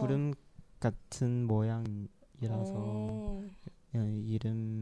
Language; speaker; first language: Korean; non-native, learner; Chinese